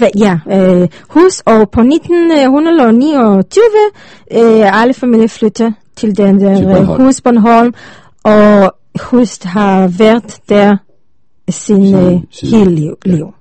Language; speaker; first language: Danish; non-native, learner; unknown